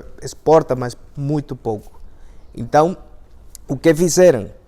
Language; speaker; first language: Portuguese; non-native, fluent; Spanish